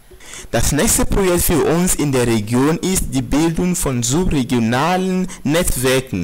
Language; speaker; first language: German; non-native, fluent; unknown